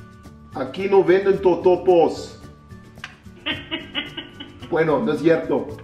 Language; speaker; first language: Spanish; non-native, learner; German